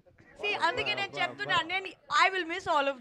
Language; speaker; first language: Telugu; non-native, learner; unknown